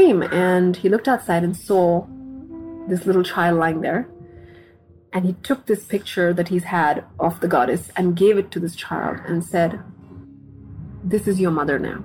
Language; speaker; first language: English; non-native, local second language; Tamil